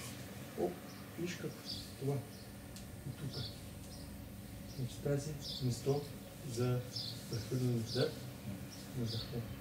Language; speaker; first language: Bulgarian; non-native, learner; Russian